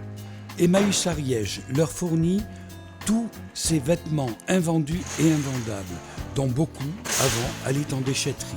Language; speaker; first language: French; native; French